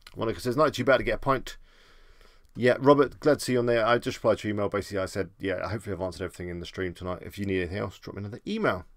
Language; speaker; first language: English; native; English